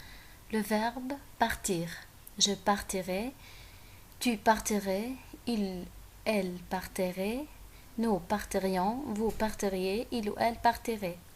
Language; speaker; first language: French; non-native, fluent; Arabic